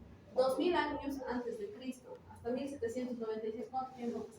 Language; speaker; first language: Spanish; native; Spanish